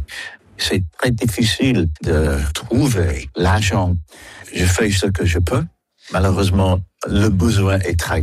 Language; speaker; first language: French; non-native, fluent; English